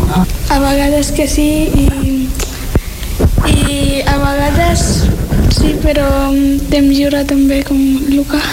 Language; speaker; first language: Catalan; non-native, learner; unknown